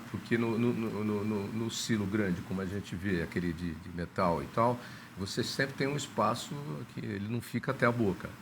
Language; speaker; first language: Portuguese; native; Portuguese